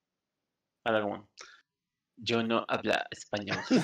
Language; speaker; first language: Spanish; native; Spanish